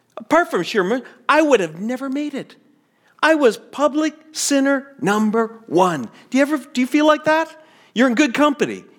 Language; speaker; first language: English; native; English